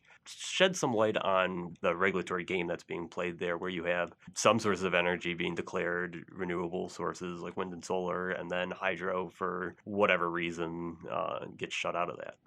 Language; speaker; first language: English; native; English